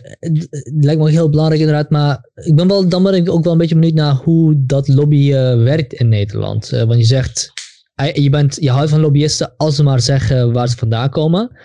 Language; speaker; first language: Dutch; native; Dutch